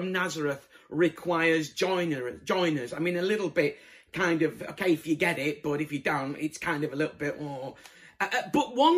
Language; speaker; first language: English; native; English